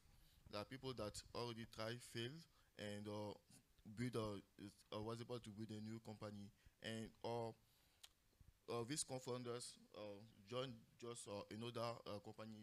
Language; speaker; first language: English; non-native, local second language; French